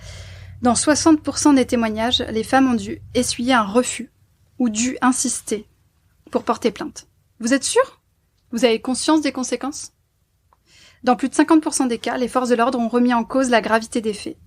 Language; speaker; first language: French; native; French